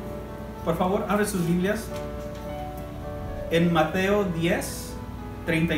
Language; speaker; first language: Spanish; early bilingual, heritage; Spanish